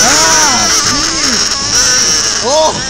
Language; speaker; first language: Spanish; non-native, learner; English